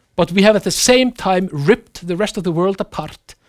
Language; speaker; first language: English; non-native, fluent; Icelandic